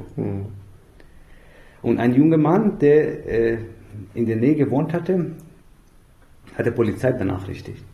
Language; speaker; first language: German; non-native, fluent; Persian